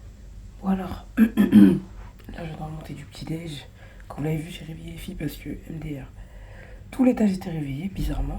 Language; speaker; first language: French; native; French